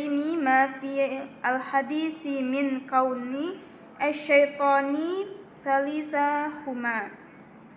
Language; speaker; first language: Arabic; non-native, learner; Indonesian